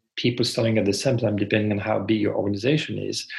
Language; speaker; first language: English; non-native, fluent; French